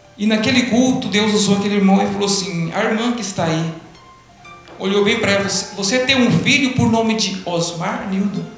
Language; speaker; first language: Portuguese; native; Portuguese